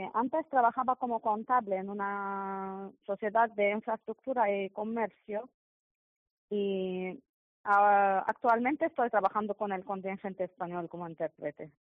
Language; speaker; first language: Spanish; non-native, fluent; Arabic